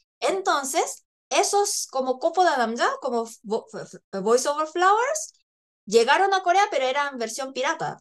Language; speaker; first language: Spanish; non-native, fluent; Korean